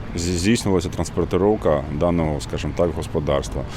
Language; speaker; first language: Ukrainian; native; Ukrainian